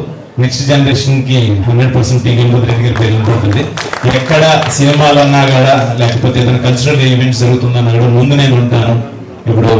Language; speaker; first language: Telugu; native; Telugu